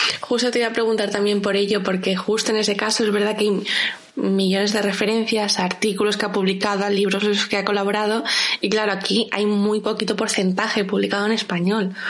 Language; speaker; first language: Spanish; native; Spanish